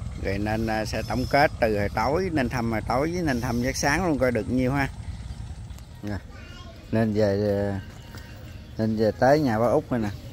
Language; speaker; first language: Vietnamese; native; Vietnamese